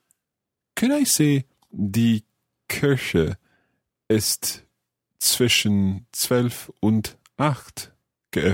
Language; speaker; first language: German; non-native, learner; English